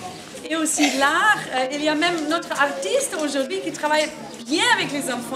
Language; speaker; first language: French; non-native, fluent; German